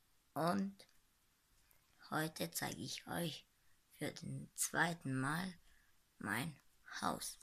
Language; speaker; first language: German; non-native, learner; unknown